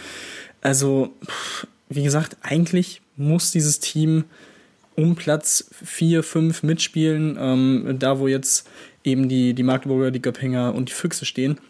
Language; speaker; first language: German; native; German